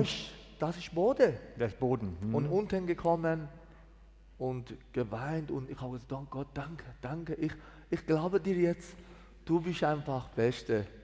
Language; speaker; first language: German; non-native, learner; Persian